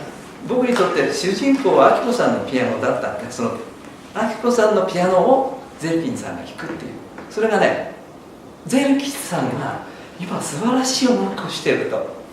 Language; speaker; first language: Japanese; native; Japanese